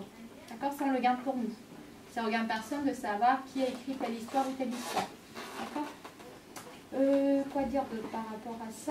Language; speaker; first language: French; native; French